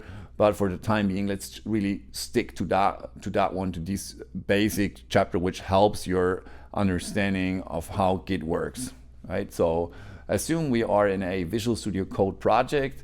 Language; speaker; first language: English; non-native, fluent; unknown